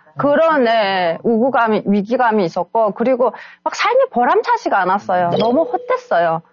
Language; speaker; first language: Korean; native; Korean